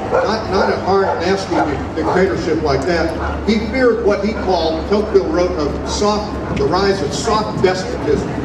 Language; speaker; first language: English; native; English